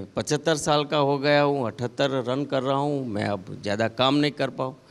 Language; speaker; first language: Hindi; non-native, local second language; Gujarati